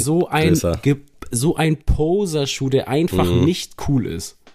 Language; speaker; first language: German; native; German